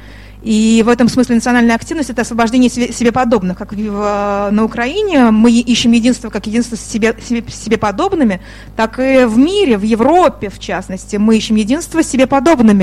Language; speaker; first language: Russian; native; Russian